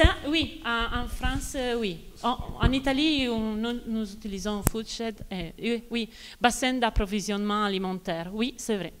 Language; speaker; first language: French; non-native, fluent; Italian